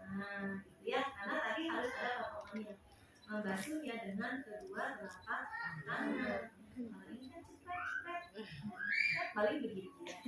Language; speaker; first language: Indonesian; non-native, local second language; Sundanese